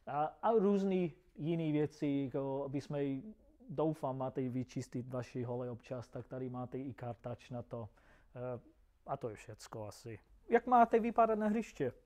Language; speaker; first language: Czech; non-native, fluent; English